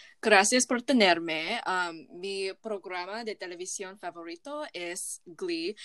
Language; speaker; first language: Spanish; non-native, learner; English